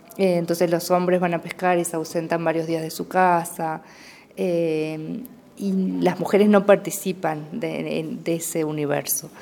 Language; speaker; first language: Spanish; native; Spanish